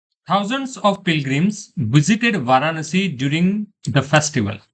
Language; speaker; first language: English; non-native, local second language; Gujarati